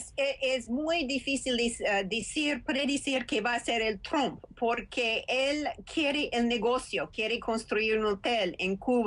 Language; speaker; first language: Spanish; non-native, fluent; English